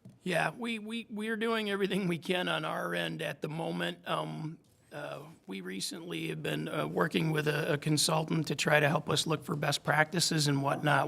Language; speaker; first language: English; native; English